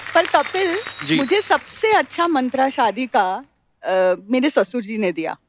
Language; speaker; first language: Hindi; non-native, local second language; Marathi